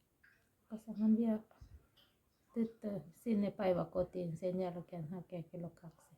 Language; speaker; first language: Finnish; non-native, learner; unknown